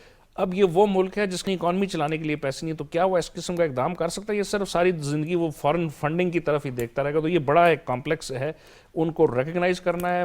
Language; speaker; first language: Urdu; native; Urdu